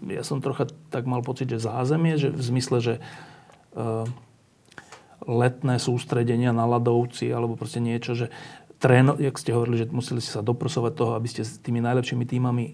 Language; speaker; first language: Slovak; native; Slovak